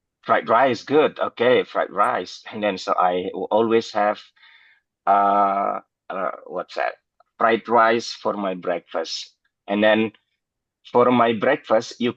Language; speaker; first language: English; non-native, fluent; Indonesian